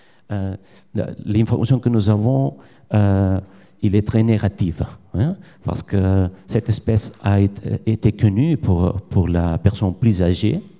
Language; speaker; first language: French; non-native, learner; Catalan